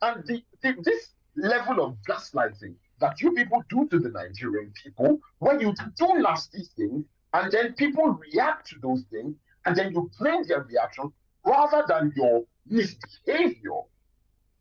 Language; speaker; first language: English; non-native, local second language; Yoruba